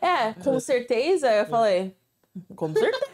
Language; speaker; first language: Portuguese; non-native, fluent; English